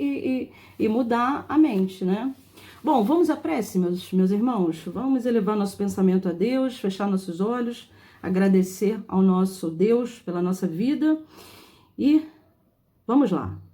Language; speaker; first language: Portuguese; native; Portuguese